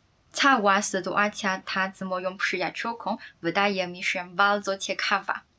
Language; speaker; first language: Polish; non-native, fluent; Chinese